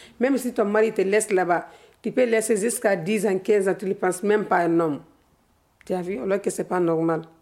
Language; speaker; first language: French; non-native, local second language; Fula